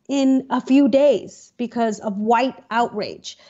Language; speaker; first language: English; native; English